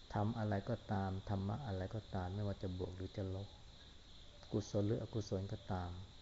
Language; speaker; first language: Thai; native; Thai